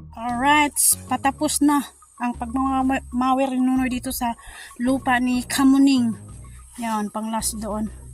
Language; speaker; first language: Filipino; non-native, local second language; Cebuano